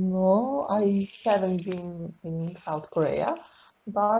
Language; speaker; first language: English; non-native, learner; Serbian